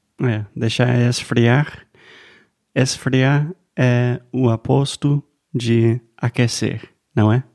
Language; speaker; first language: Portuguese; non-native, fluent; English